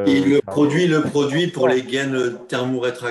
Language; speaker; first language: French; native; French